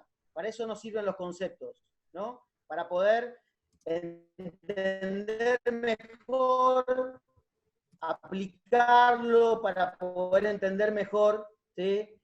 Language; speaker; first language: Spanish; native; Spanish